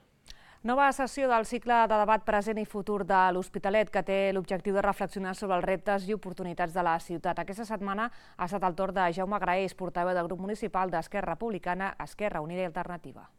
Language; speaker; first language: Catalan; native; Catalan